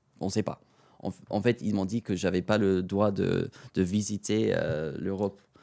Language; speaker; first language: French; non-native, fluent; English